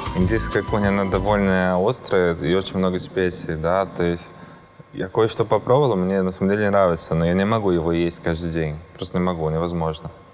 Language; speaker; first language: Russian; non-native, fluent; Portuguese